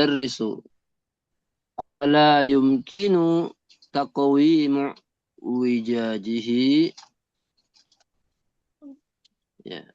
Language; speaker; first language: Arabic; non-native, learner; Indonesian